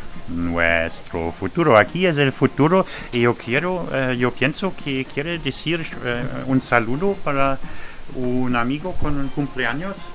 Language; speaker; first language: Spanish; non-native, fluent; French